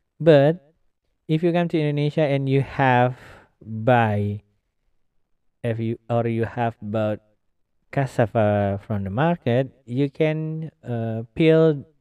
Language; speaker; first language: English; non-native, learner; Indonesian